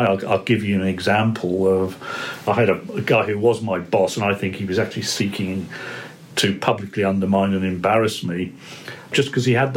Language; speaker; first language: English; native; English